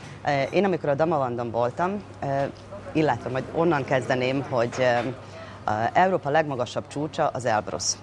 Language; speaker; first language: Hungarian; native; Hungarian